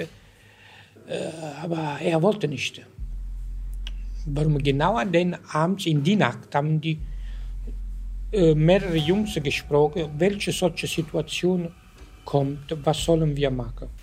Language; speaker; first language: German; non-native, learner; Italian